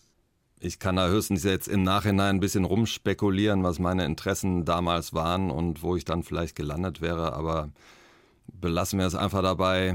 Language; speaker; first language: German; native; German